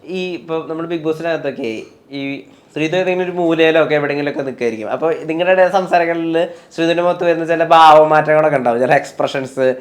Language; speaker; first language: Malayalam; native; Malayalam